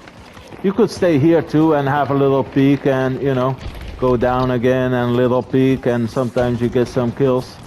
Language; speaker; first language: English; non-native, fluent; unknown